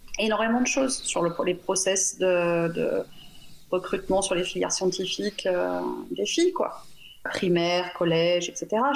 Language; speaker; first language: French; native; French